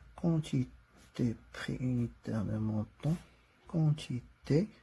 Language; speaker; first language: French; non-native, local second language; Arabic